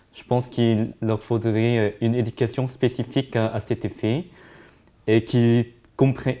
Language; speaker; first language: French; early bilingual, other home language; Korean